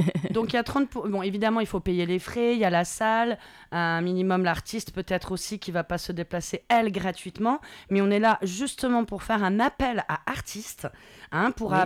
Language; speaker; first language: French; native; French